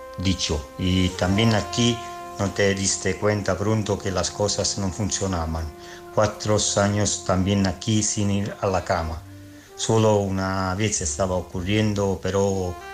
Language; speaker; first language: Spanish; non-native, fluent; Italian